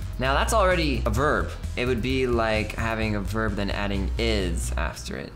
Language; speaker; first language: English; native; English